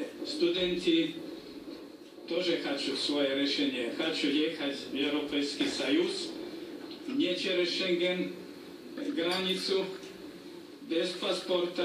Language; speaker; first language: Ukrainian; non-native, learner; Slovak